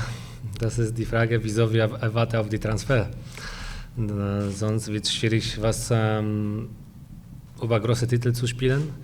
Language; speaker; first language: German; non-native, fluent; Polish